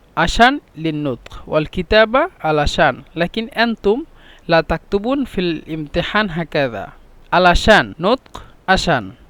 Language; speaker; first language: Egyptian Arabic; non-native, fluent; Bangla